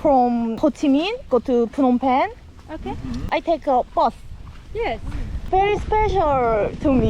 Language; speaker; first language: English; non-native, learner; Korean